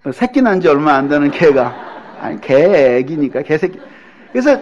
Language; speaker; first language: Korean; native; Korean